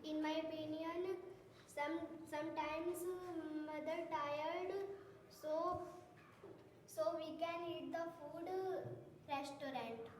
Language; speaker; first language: English; non-native, learner; Hindi